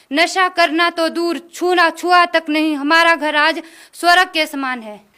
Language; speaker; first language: Hindi; native; Hindi